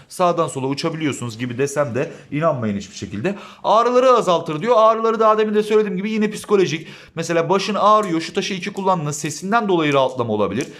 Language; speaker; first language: Turkish; native; Turkish